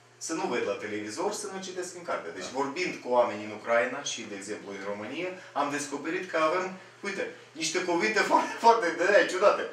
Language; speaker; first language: Romanian; non-native, fluent; Russian